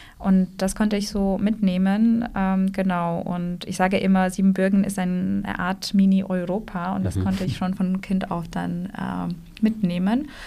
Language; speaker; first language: German; non-native, local second language; Romanian